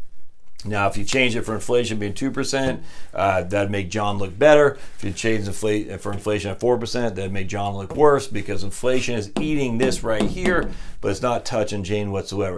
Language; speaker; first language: English; native; English